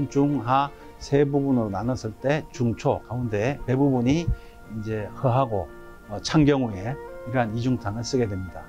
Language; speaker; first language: Korean; native; Korean